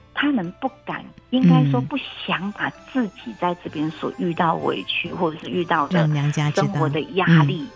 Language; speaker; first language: Chinese; native; Chinese